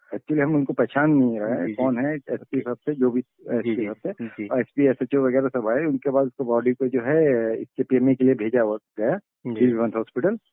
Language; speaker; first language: Hindi; native; Hindi